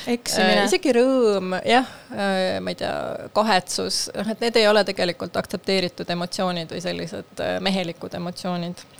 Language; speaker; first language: Estonian; native; Estonian